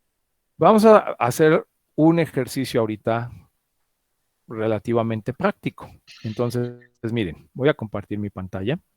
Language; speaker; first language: Spanish; native; Spanish